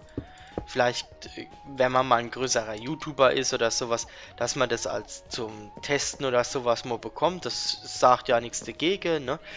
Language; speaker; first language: German; native; German